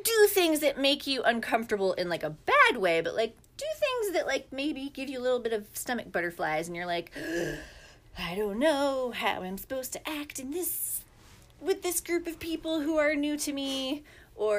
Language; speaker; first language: English; native; English